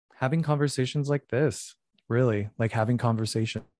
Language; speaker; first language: English; native; English